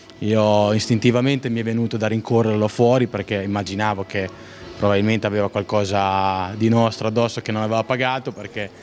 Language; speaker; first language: Italian; native; Italian